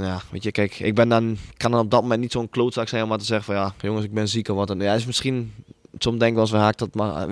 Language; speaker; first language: Dutch; native; Dutch